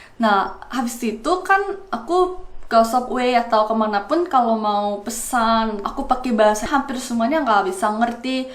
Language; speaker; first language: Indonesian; non-native, fluent; Korean